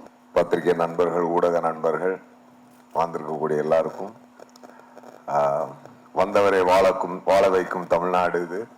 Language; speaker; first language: Tamil; native; Tamil